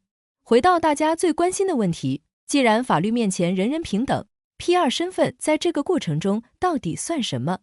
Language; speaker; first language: Chinese; native; Chinese